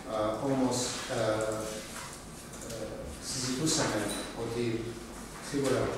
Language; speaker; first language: Greek; non-native, fluent; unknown